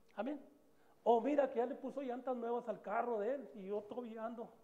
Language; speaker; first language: Spanish; native; Spanish